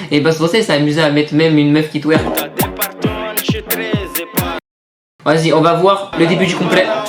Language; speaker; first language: French; native; French